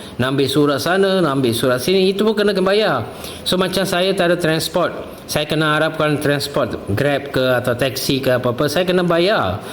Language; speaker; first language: Malay; non-native, local second language; Tamil